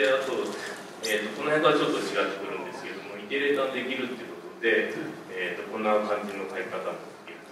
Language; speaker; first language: Japanese; native; Japanese